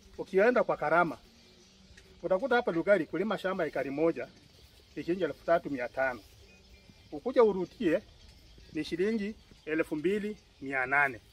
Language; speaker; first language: Swahili; non-native, local second language; Luyia